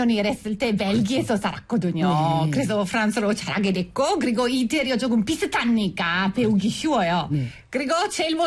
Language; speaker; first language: Korean; non-native, fluent; Italian